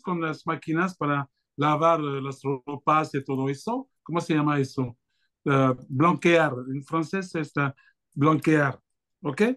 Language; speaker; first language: Spanish; non-native, fluent; French